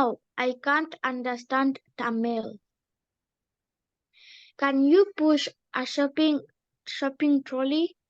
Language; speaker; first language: English; non-native, learner; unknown